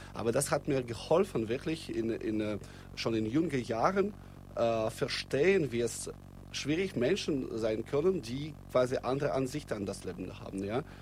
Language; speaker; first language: German; non-native, fluent; Russian